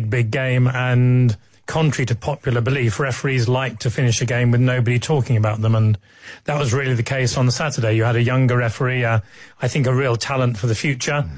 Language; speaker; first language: English; native; English